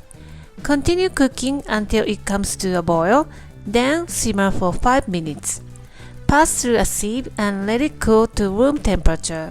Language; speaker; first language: English; non-native, fluent; Japanese